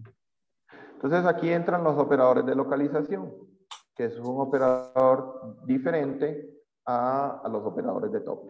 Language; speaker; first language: Spanish; native; Spanish